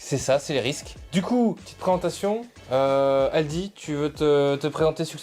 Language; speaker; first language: French; native; French